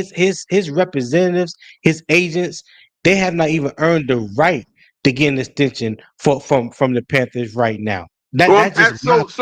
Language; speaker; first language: English; native; English